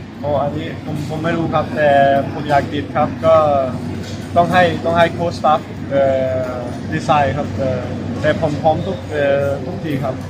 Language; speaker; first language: Thai; early bilingual, heritage; Thai